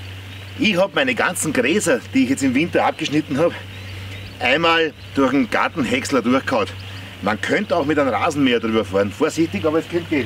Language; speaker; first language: German; native; German